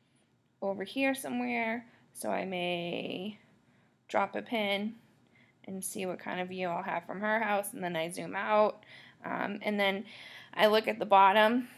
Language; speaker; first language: English; native; English